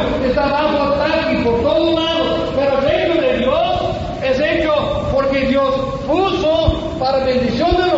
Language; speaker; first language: Spanish; non-native, fluent; English